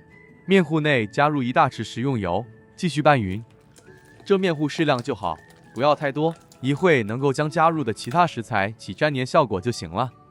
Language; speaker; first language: Chinese; native; Chinese